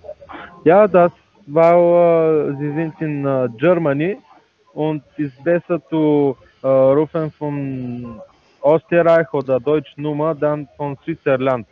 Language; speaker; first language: German; non-native, learner; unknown